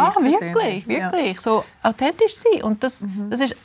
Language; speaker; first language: German; early bilingual, heritage; English